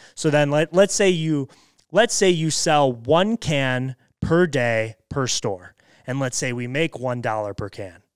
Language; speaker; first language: English; native; English